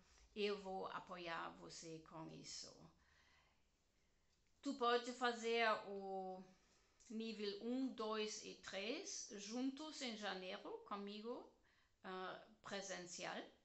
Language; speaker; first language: Portuguese; non-native, learner; German